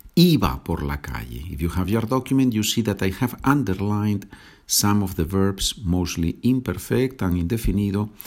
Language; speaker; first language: English; non-native, fluent; Spanish